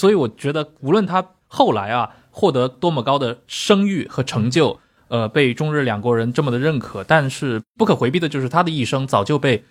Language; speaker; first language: Chinese; native; Chinese